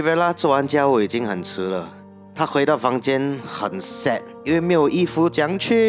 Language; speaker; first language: Chinese; native; Chinese